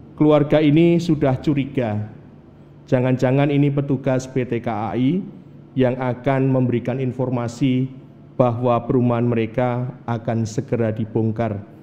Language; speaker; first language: Indonesian; native; Indonesian